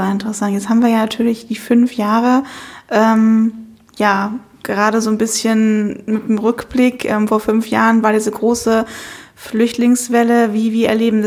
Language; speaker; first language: German; native; German